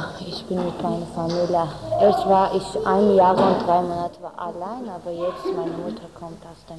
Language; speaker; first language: German; non-native, learner; Persian